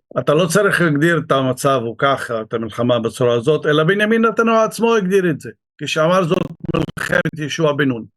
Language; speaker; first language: Hebrew; non-native, local second language; Arabic